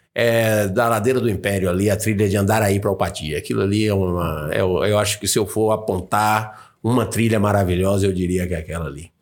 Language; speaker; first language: Portuguese; native; Portuguese